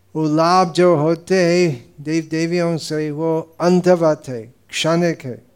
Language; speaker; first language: Hindi; non-native, fluent; English